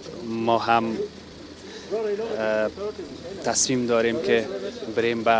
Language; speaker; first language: Persian; native; Persian